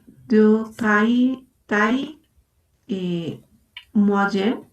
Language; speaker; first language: French; non-native, learner; Spanish